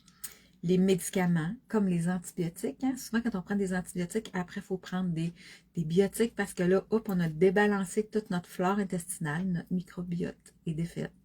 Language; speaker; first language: French; native; French